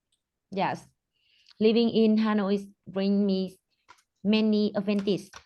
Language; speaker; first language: English; non-native, learner; Vietnamese